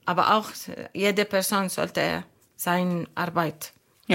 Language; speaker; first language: German; non-native, learner; Arabic